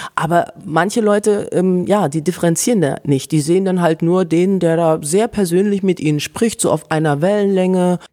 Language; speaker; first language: German; native; German